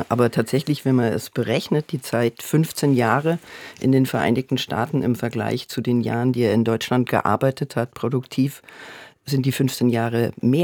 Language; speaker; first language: German; native; German